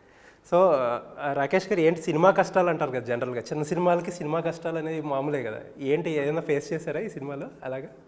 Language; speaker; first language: Telugu; native; Telugu